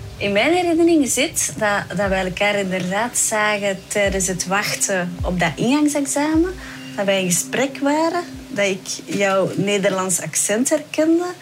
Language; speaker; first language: Dutch; native; Dutch